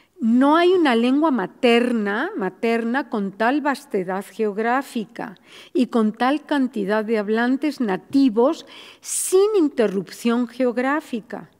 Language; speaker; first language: Spanish; native; Spanish